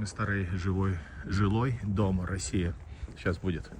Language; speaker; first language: Russian; early bilingual, heritage; Russian